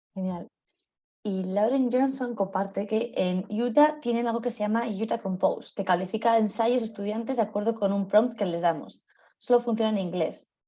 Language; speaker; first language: Spanish; native; Spanish